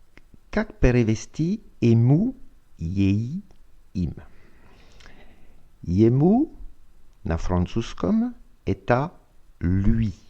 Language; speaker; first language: Russian; non-native, fluent; French